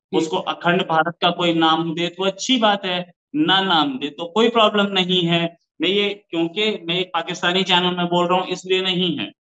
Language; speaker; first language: Hindi; native; Hindi